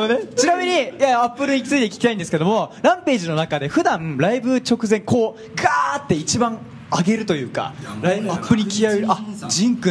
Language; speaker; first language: Japanese; native; Japanese